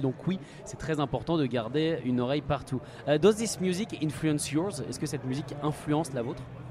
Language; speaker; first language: French; native; French